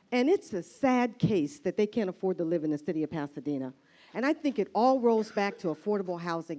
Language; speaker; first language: English; native; English